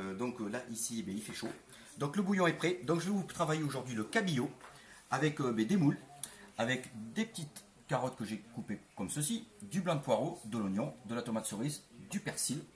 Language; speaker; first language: French; native; French